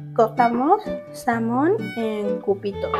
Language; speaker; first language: Spanish; non-native, learner; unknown